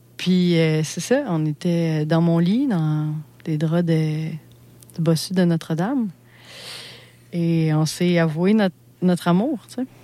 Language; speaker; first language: French; native; French